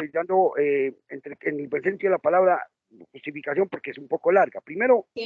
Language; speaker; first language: Spanish; native; Spanish